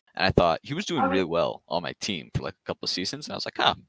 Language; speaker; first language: English; native; English